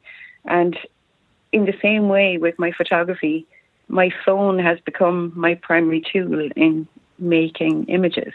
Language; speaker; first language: English; native; English